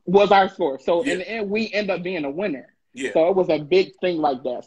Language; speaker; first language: English; native; English